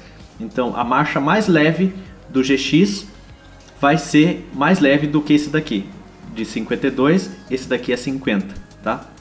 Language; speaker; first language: Portuguese; native; Portuguese